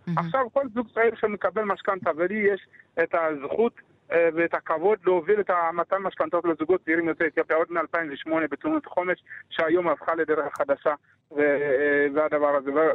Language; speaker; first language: Hebrew; early bilingual, other home language; Amharic